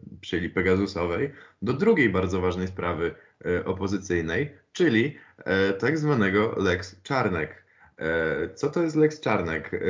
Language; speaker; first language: Polish; native; Polish